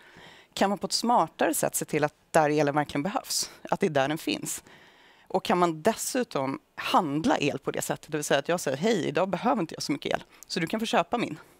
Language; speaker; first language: Swedish; native; Swedish